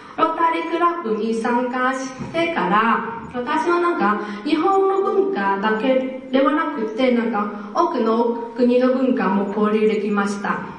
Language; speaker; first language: Japanese; non-native, fluent; Vietnamese